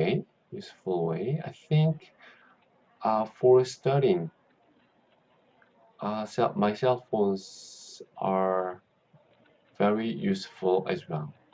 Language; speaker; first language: English; non-native, learner; Korean